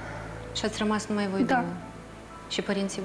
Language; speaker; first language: Romanian; native; Romanian